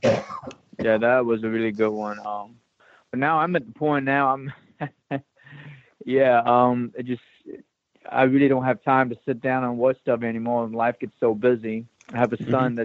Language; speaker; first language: English; non-native, local second language; Cantonese